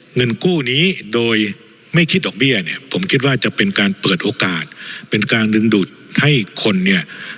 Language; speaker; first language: Thai; native; Thai